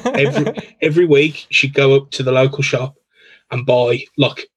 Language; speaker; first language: English; native; English